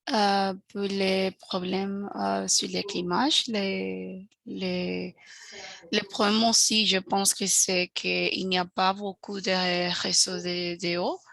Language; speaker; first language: French; non-native, learner; Spanish